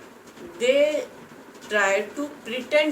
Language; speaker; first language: English; non-native, local second language; Hindi